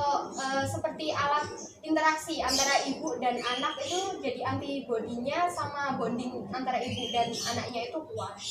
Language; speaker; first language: Indonesian; native; Indonesian